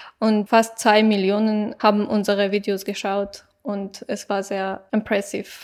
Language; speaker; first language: German; non-native, fluent; Persian